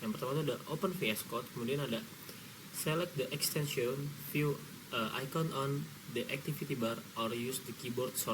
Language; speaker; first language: English; non-native, learner; Indonesian